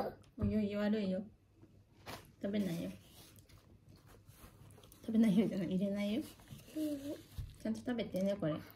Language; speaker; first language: Japanese; native; Japanese